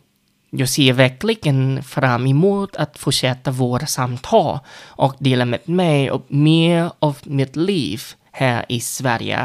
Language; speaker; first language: Swedish; non-native, fluent; Vietnamese